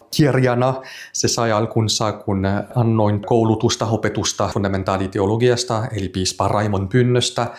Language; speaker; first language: Finnish; non-native, fluent; French